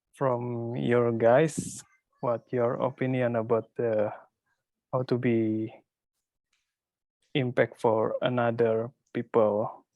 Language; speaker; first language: English; non-native, learner; Indonesian